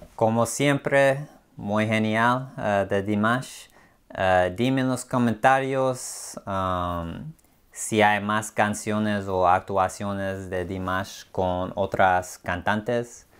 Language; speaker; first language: Spanish; non-native, learner; English